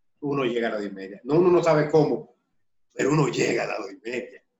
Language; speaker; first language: Spanish; native; Spanish